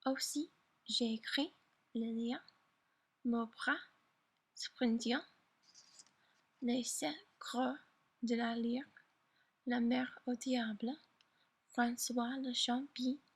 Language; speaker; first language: French; non-native, learner; English